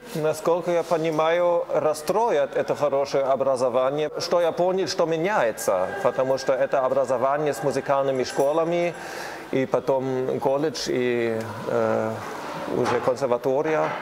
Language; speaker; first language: Russian; non-native, learner; German